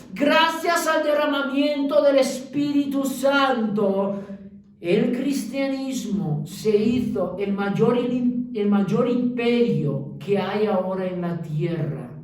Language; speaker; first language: Spanish; early bilingual, other home language; Romanian